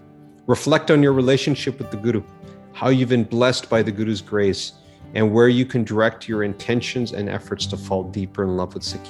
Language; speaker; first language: English; native; English